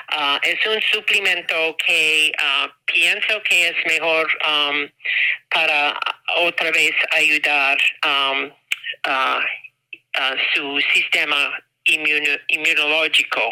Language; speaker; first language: Spanish; non-native, learner; English